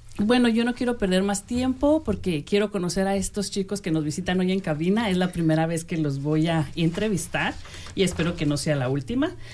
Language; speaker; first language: Spanish; native; Spanish